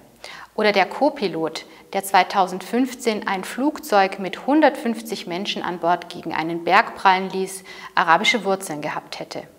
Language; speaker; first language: German; native; German